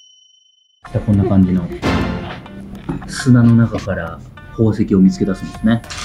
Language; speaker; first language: Japanese; native; Japanese